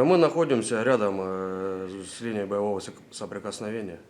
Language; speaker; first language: Russian; native; Russian